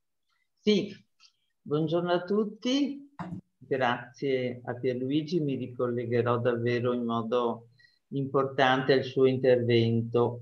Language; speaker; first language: Italian; native; Italian